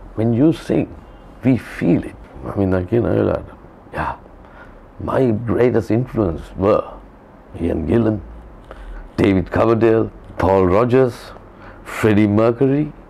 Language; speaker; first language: English; non-native, local second language; Sinhala